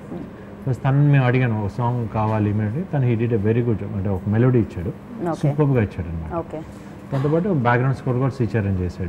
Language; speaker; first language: Telugu; native; Telugu